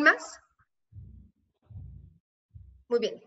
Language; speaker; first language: Spanish; native; Spanish